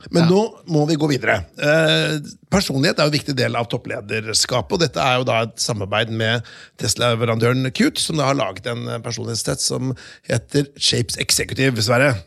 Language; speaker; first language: Norwegian; native; Norwegian